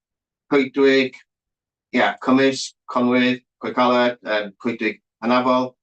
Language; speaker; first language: Welsh; native; Welsh